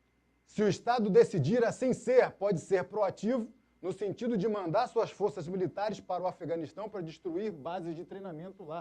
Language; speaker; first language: Portuguese; native; Portuguese